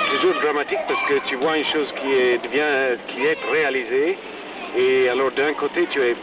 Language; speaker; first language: French; non-native, fluent; English